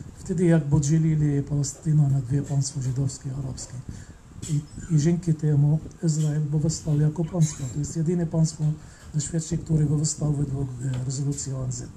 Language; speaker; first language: Polish; non-native, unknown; Arabic